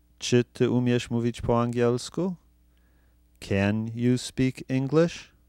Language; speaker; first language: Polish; non-native, fluent; English